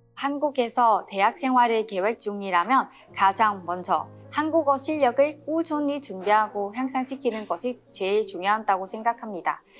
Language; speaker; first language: Korean; non-native, learner; Vietnamese